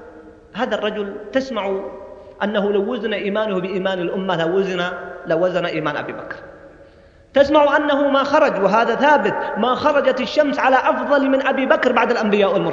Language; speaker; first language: Arabic; native; Arabic